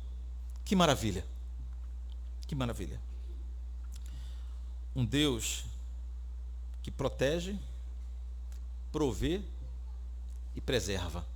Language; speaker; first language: Portuguese; native; Portuguese